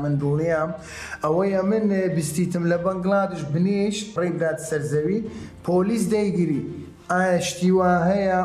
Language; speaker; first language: Central Kurdish; native; Central Kurdish